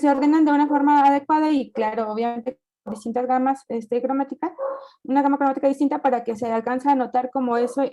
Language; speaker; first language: Spanish; native; Spanish